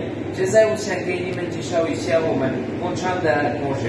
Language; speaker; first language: Chinese; non-native, fluent; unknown